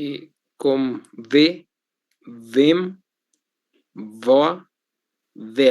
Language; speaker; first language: Portuguese; non-native, learner; Spanish